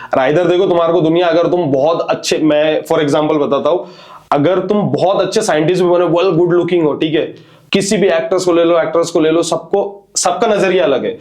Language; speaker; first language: Hindi; non-native, local second language; Marathi